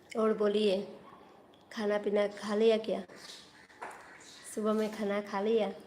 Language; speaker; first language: Hindi; non-native, local second language; Bangla